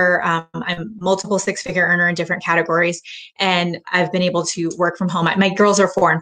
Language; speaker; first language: English; native; English